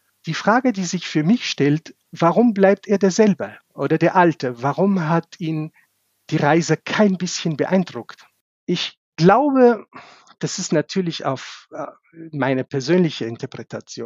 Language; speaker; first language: German; non-native, fluent; Central Kurdish